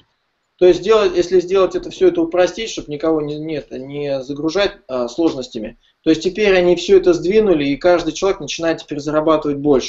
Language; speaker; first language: Russian; native; Russian